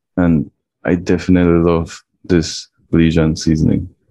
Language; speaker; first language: English; early bilingual, other home language; Chinese